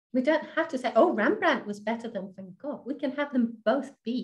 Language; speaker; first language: English; non-native, fluent; Danish